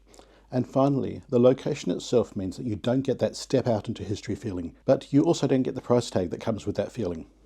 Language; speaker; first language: English; native; English